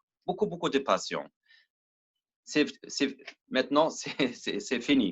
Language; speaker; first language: French; non-native, learner; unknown